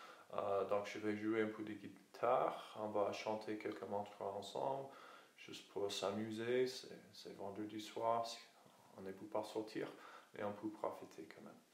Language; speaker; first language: French; non-native, fluent; English